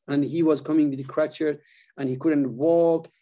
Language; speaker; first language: English; non-native, fluent; Persian